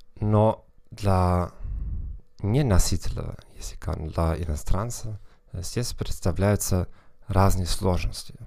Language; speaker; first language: Russian; non-native, fluent; German